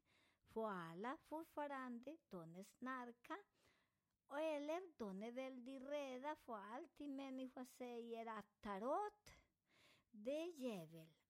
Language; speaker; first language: Swedish; non-native, fluent; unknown